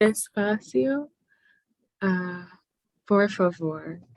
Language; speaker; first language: Spanish; non-native, learner; English